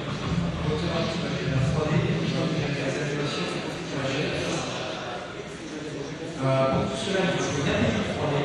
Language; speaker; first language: French; native; French